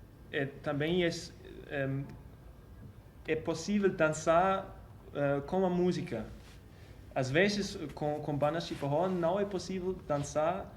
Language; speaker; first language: Portuguese; non-native, fluent; German